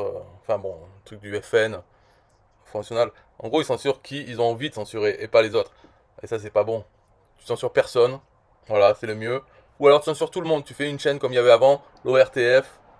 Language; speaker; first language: French; native; French